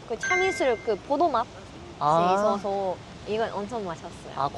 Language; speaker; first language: Korean; non-native, fluent; Japanese